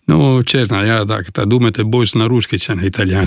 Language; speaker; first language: Russian; non-native, learner; Italian